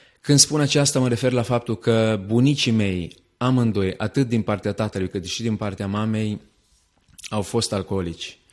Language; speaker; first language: Romanian; native; Romanian